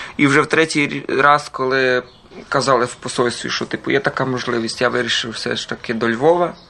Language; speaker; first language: Ukrainian; early bilingual, heritage; Croatian